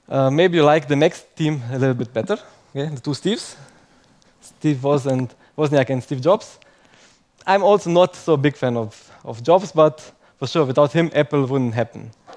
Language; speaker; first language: English; non-native, fluent; Croatian